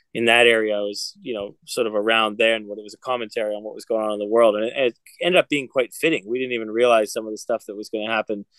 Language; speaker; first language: English; native; English